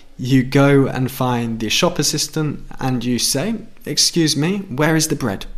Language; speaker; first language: English; native; English